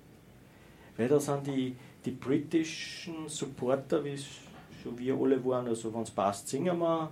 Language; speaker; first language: German; native; German